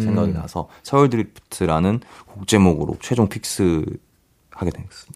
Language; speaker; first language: Korean; native; Korean